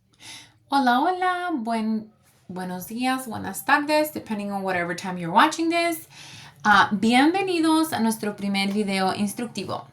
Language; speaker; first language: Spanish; early bilingual, other home language; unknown